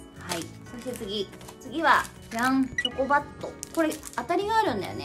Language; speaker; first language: Japanese; native; Japanese